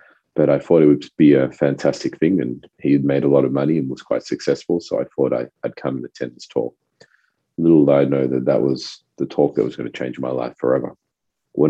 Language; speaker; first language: English; non-native, local second language; French